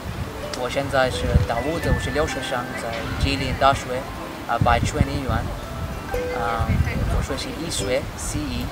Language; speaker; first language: Chinese; non-native, learner; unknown